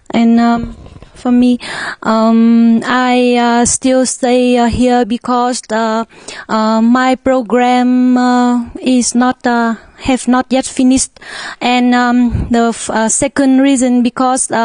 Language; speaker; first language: English; non-native, learner; Vietnamese